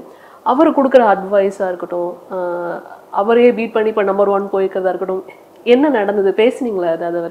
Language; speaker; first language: Tamil; native; Tamil